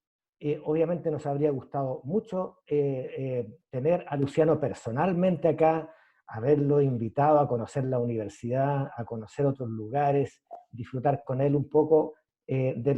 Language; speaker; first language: Spanish; native; Spanish